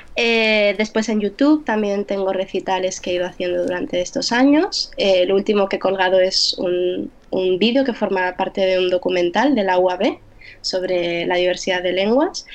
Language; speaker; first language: Spanish; early bilingual, other home language; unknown